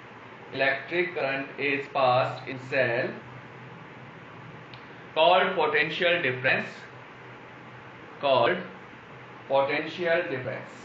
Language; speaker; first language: English; non-native, local second language; Hindi